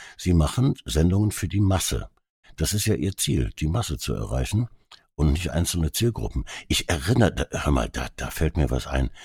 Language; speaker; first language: German; early bilingual, other home language; Hungarian